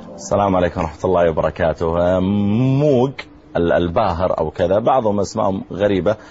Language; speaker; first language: Arabic; native; Arabic